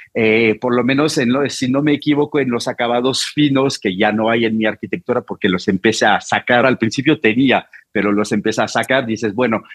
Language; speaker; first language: Spanish; non-native, fluent; French